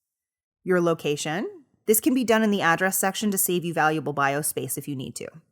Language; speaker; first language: English; native; English